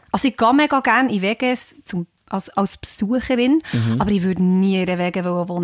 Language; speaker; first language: German; native; German